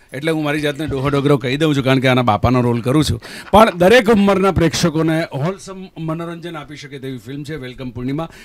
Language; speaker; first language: Gujarati; native; Gujarati